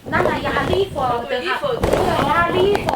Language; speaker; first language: Danish; non-native, learner; Chinese